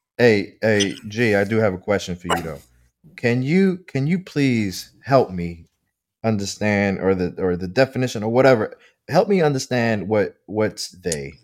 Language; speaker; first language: English; early bilingual, other home language; Spanish